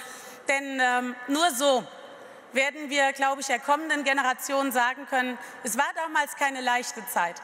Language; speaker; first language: German; native; German